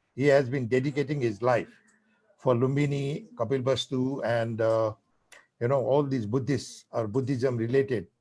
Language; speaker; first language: English; non-native, local second language; Nepali